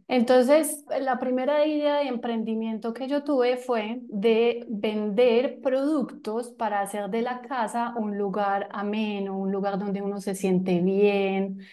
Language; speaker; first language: Spanish; non-native, fluent; French